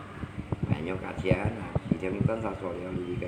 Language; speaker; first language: Indonesian; non-native, local second language; Hakka Chinese